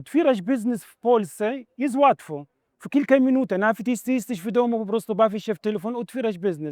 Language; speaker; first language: Polish; non-native, fluent; Arabic